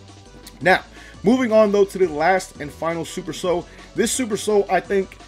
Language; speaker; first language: English; native; English